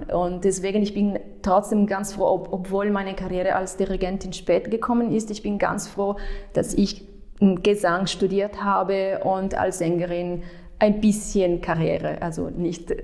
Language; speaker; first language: German; non-native, fluent; Italian